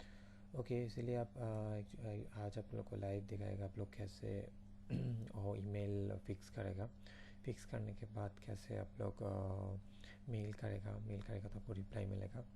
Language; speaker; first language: Hindi; non-native, fluent; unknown